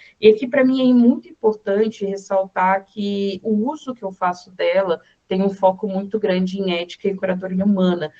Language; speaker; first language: Portuguese; native; Portuguese